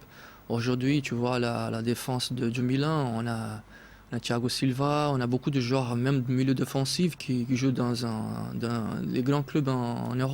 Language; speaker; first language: French; non-native, fluent; Portuguese